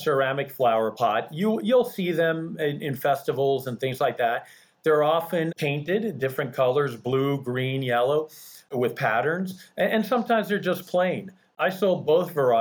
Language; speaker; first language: English; early bilingual, other home language; Spanish